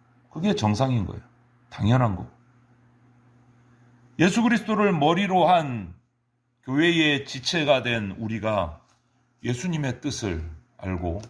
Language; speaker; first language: Korean; native; Korean